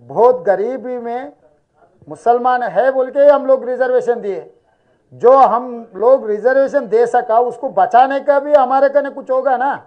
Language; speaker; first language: Hindi; non-native, local second language; Telugu